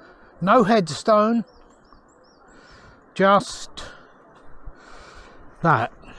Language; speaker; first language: English; native; English